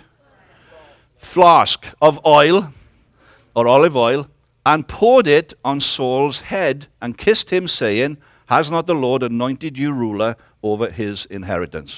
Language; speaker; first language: English; native; English